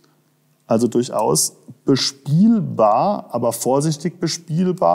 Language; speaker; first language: German; native; German